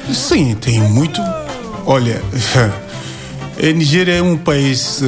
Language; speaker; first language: Portuguese; non-native, learner; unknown